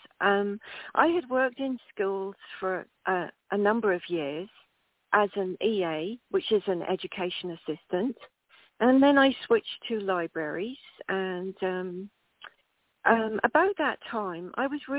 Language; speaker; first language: English; native; English